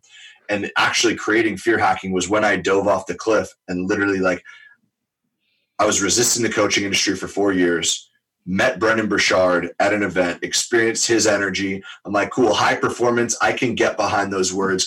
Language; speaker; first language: English; native; English